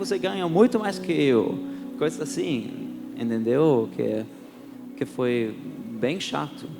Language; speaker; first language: Portuguese; early bilingual, heritage; Portuguese